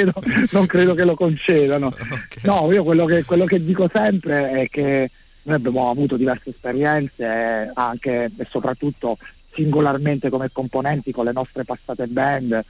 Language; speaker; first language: Italian; native; Italian